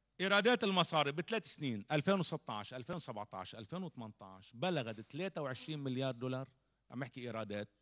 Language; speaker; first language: Arabic; native; Arabic